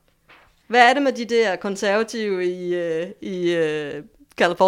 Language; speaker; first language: Danish; native; Danish